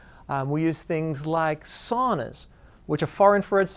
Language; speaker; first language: English; native; English